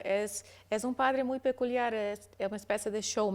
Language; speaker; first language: Spanish; non-native, learner; Portuguese